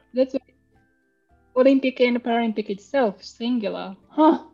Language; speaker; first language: English; non-native, learner; Japanese